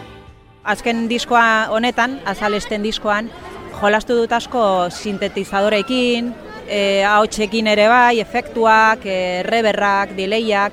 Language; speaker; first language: Basque; non-native, local second language; Spanish